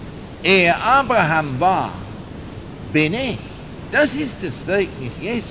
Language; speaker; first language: German; non-native, fluent; English